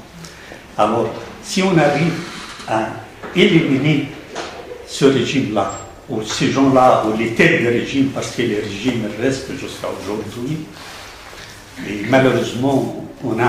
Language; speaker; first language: French; non-native, fluent; Arabic